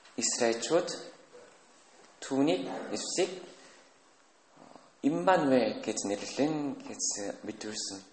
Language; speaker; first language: Mongolian; non-native, fluent; Korean